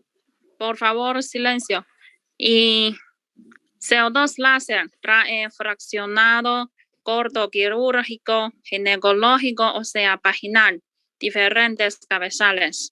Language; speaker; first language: Spanish; non-native, learner; Chinese